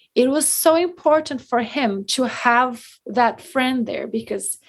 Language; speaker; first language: English; non-native, fluent; Portuguese